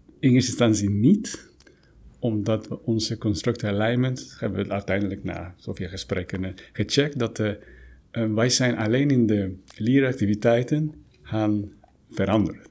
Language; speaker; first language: Dutch; non-native, fluent; Spanish